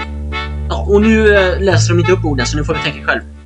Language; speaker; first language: Swedish; native; Swedish